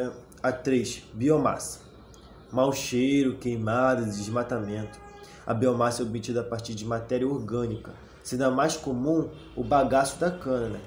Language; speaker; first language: Portuguese; native; Portuguese